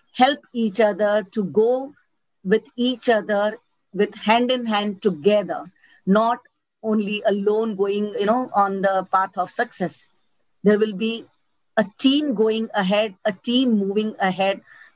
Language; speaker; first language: English; non-native, local second language; Gujarati